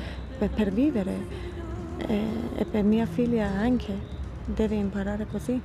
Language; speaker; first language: Italian; non-native, fluent; Persian